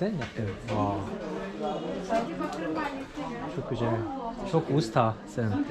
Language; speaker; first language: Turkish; non-native, learner; Korean